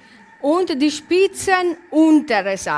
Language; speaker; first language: German; non-native, learner; Italian